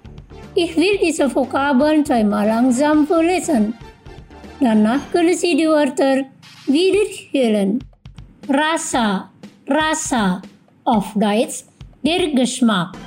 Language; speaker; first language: German; non-native, local second language; Indonesian